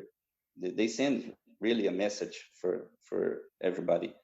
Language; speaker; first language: English; non-native, fluent; Portuguese